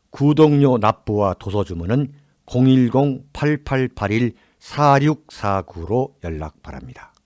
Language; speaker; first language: Korean; native; Korean